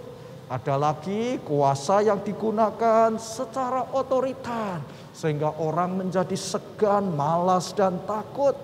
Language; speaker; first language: Indonesian; native; Indonesian